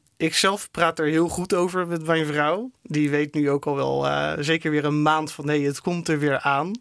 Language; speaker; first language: Dutch; native; Dutch